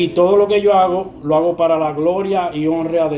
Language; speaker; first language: Spanish; native; Spanish